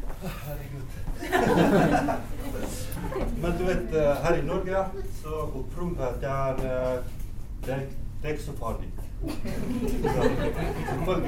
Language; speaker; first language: Norwegian; non-native, fluent; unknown